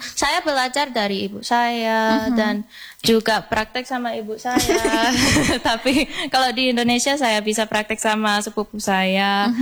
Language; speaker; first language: Indonesian; early bilingual, heritage; English